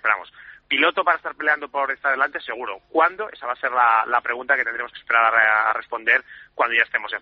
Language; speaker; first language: Spanish; native; Spanish